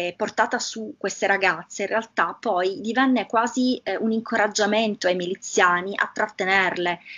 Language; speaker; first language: Italian; native; Italian